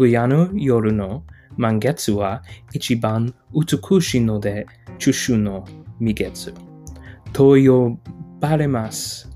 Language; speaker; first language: Japanese; non-native, learner; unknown